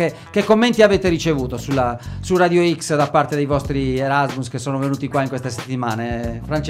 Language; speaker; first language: Italian; native; Italian